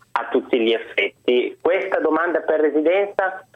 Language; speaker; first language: Italian; early bilingual, other home language; Arabic